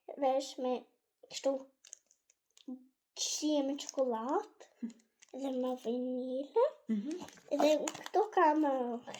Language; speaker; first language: Albanian; early bilingual, heritage; Albanian